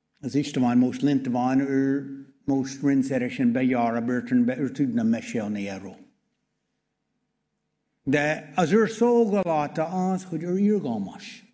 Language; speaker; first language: Hungarian; non-native, learner; English